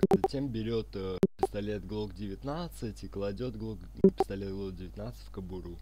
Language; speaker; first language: Russian; native; Russian